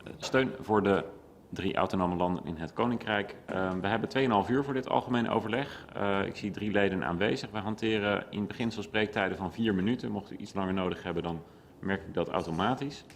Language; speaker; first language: Dutch; native; Dutch